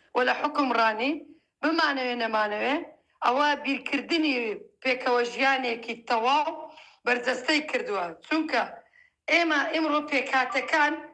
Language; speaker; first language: Central Kurdish; non-native, local second language; Turkish